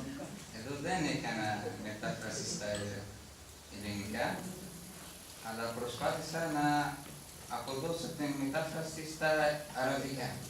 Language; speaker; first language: Greek; non-native, learner; Arabic